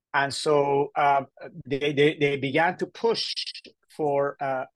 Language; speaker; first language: English; early bilingual, other home language; Persian